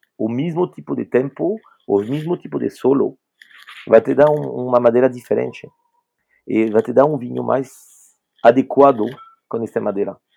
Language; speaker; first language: Portuguese; non-native, fluent; French